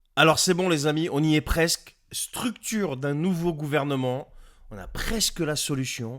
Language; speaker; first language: French; native; French